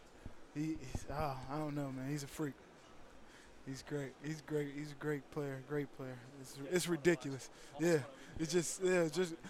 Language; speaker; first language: English; native; English